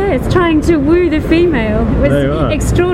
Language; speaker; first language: English; native; English